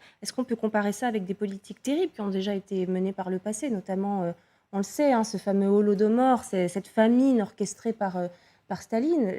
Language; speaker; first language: French; native; French